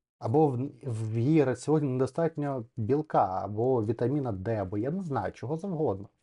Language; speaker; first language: Ukrainian; non-native, local second language; Russian